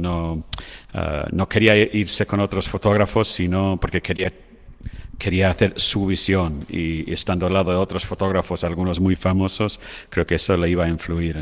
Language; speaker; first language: Spanish; non-native, fluent; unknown